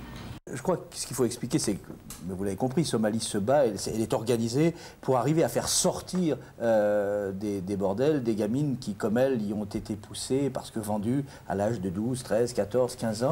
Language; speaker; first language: French; native; French